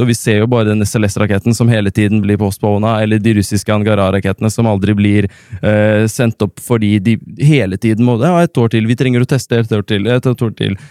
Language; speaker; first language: Norwegian; native; Norwegian